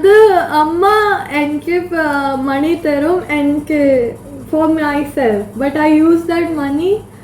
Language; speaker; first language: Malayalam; early bilingual, heritage; Malayalam